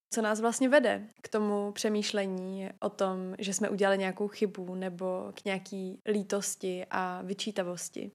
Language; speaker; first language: Czech; native; Czech